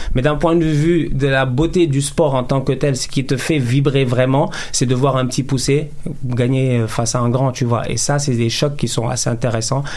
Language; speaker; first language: French; non-native, local second language; Wolof